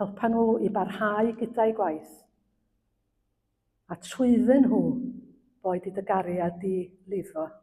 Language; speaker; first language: Welsh; native; Welsh